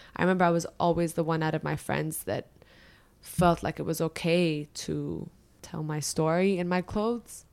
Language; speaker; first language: English; early bilingual, other home language; Arabic